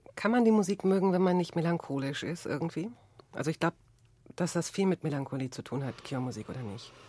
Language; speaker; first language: German; native; German